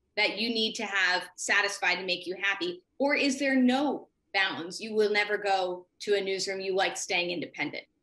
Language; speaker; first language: English; native; English